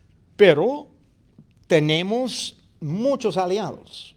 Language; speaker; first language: Spanish; non-native, fluent; English